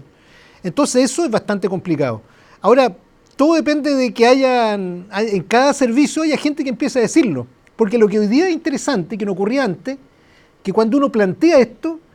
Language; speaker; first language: Spanish; native; Spanish